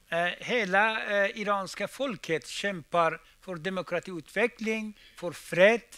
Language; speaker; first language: Swedish; non-native, fluent; Persian